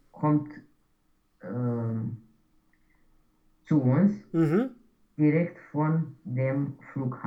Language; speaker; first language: German; non-native, learner; Romanian